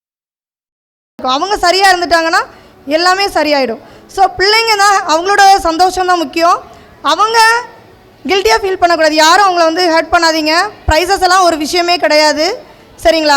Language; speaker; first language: Tamil; native; Tamil